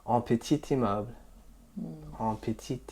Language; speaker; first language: French; non-native, fluent; English